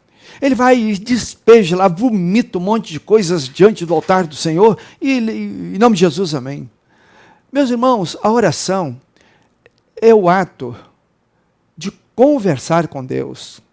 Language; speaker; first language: Portuguese; native; Portuguese